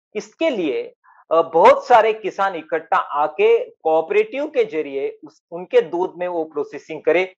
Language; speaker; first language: Hindi; non-native, local second language; Marathi